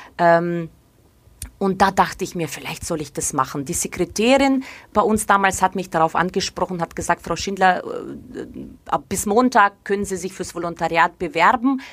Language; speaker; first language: German; non-native, fluent; Russian